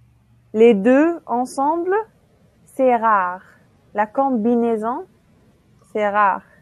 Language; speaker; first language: French; non-native, local second language; Arabic